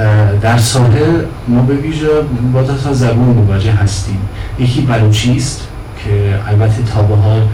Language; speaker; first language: Persian; non-native, fluent; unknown